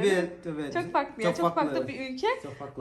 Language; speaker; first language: Turkish; non-native, learner; Indonesian